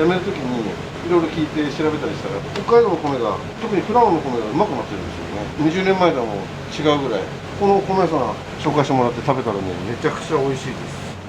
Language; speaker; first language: Japanese; native; Japanese